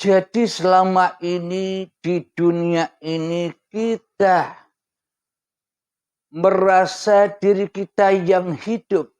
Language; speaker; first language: Indonesian; non-native, local second language; Javanese